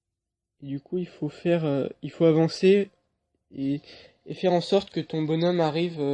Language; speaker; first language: French; native; French